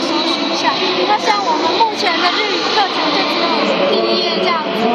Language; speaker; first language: Chinese; native; Chinese